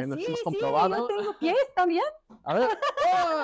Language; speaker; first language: Spanish; non-native, learner; English